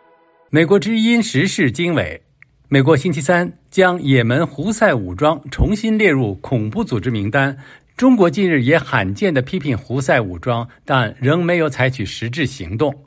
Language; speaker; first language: Chinese; native; Chinese